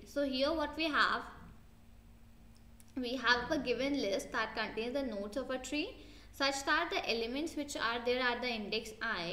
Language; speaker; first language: English; non-native, local second language; Hindi